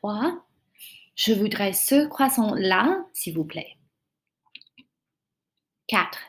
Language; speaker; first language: French; non-native, fluent; English